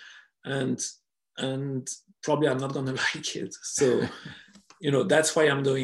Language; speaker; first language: English; non-native, fluent; French